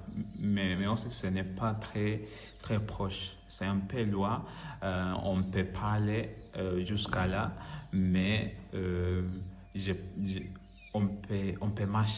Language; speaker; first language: French; non-native, learner; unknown